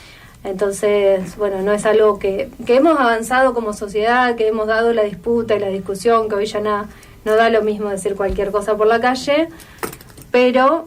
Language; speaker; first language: Spanish; native; Spanish